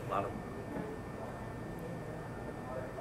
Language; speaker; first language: English; native; English